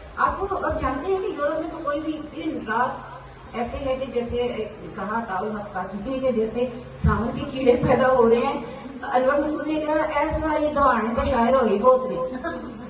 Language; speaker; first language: Urdu; native; Urdu